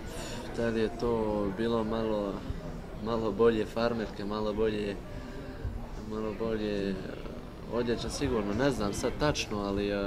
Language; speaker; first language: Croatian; early bilingual, heritage; Bosnian